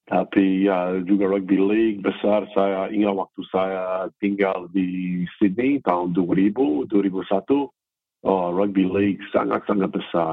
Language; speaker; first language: Indonesian; non-native, fluent; English